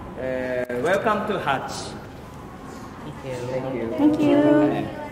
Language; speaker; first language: English; non-native, local second language; Malay